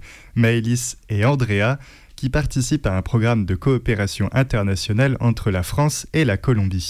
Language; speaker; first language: French; native; French